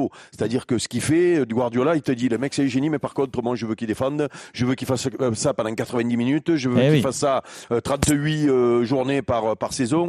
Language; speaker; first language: French; native; French